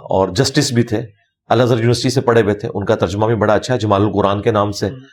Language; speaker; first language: Urdu; non-native, local second language; Punjabi